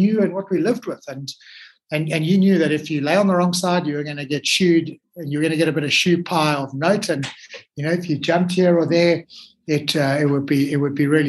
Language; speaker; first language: English; native; English